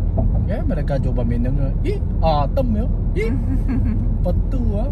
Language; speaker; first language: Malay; non-native, learner; Chinese